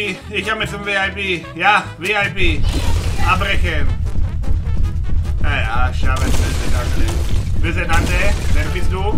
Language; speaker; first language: German; non-native, learner; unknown